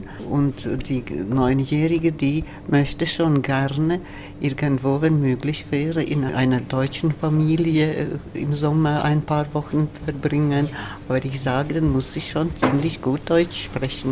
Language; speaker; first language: German; non-native, fluent; Latvian